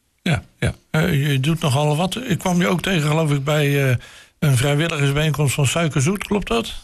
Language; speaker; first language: Dutch; native; Dutch